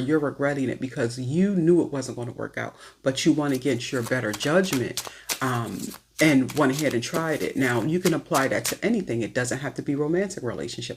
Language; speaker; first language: English; native; English